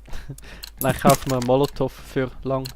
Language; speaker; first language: German; native; German